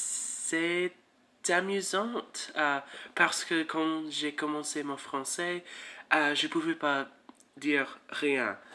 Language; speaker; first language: French; non-native, learner; English